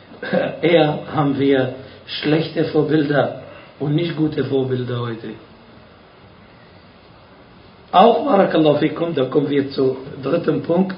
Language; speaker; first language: German; non-native, fluent; Arabic